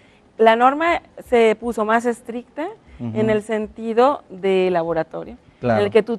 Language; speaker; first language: Spanish; native; Spanish